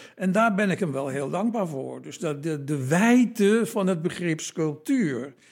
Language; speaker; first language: Dutch; native; Dutch